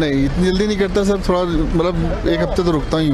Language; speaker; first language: Hindi; native; Hindi